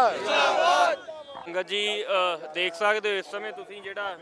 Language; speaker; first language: Hindi; non-native, local second language; Punjabi